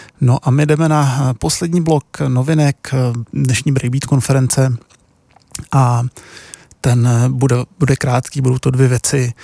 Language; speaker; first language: Czech; native; Czech